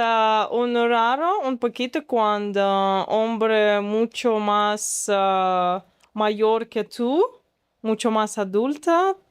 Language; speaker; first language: Spanish; non-native, learner; Russian